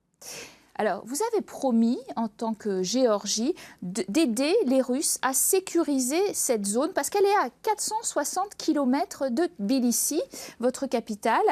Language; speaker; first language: French; native; French